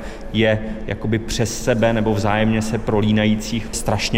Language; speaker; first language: Czech; native; Czech